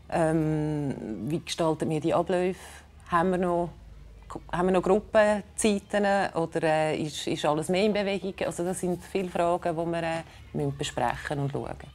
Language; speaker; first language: German; early bilingual, heritage; German